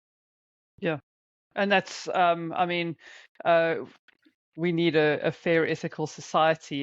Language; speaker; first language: English; native; English